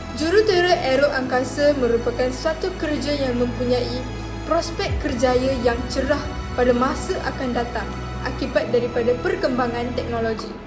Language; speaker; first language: Malay; non-native, local second language; English